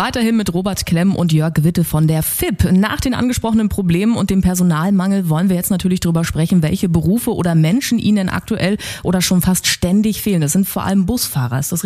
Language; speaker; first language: German; native; German